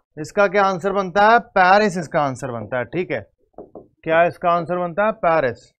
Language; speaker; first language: Hindi; native; Hindi